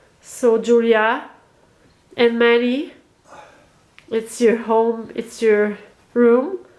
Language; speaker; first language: English; non-native, learner; French